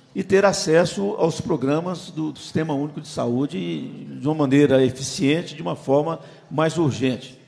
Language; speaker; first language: Portuguese; native; Portuguese